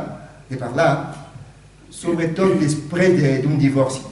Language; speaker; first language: Catalan; non-native, fluent; Lingala